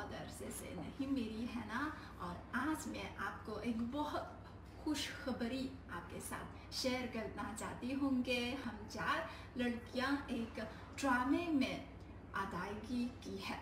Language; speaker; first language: Hindi; non-native, learner; Chinese